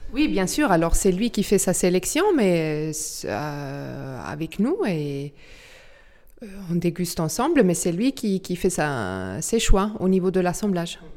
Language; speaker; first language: French; non-native, local second language; Swiss German